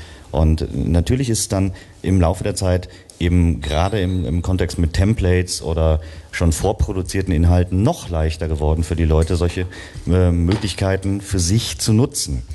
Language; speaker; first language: German; native; German